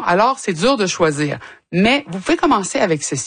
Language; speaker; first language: French; native; French